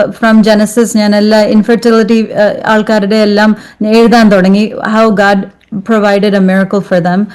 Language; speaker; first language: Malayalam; early bilingual, heritage; Malayalam